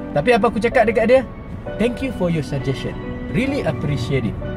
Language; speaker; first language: English; non-native, local second language; Malay